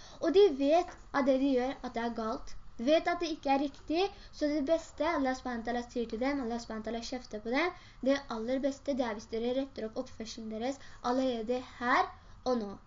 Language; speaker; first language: Norwegian; early bilingual, other home language; Urdu